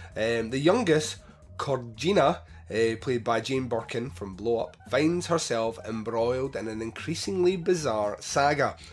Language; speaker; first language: English; native; English